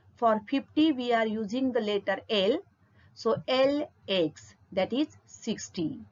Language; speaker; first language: English; non-native, local second language; Marathi